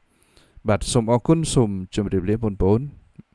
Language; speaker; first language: French; non-native, fluent; Khmer